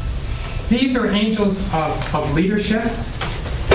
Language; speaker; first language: English; native; English